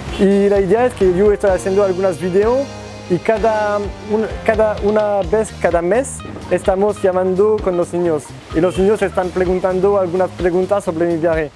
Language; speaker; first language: Spanish; non-native, learner; French